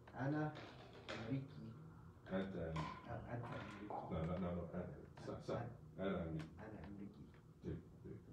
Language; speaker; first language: Arabic; non-native, fluent; English